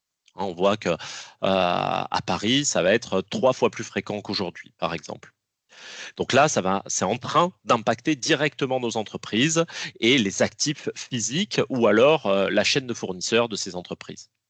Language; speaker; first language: French; native; French